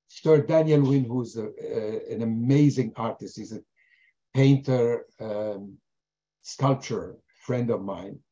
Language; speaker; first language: English; non-native, fluent; German